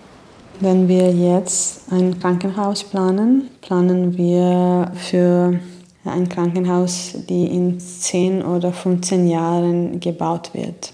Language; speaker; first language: German; non-native, fluent; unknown